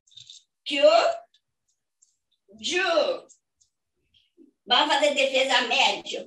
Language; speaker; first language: Portuguese; non-native, fluent; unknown